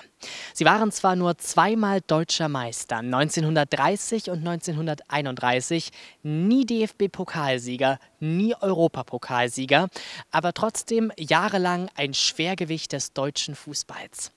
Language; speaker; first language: German; native; German